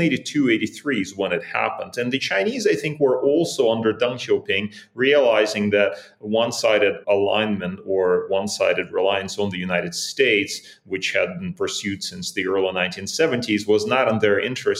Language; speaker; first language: English; non-native, fluent; Russian